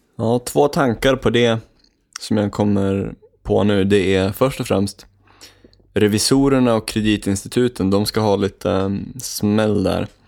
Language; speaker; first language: Swedish; native; Swedish